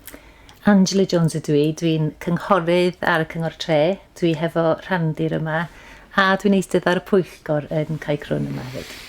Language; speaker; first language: Welsh; native; Welsh